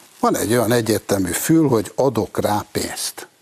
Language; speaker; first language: Hungarian; native; Hungarian